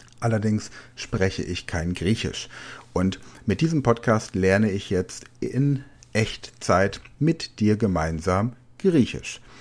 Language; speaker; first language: German; native; German